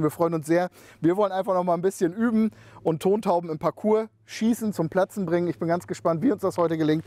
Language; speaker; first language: German; native; German